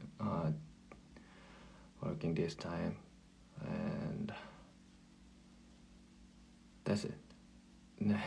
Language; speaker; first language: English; non-native, learner; Korean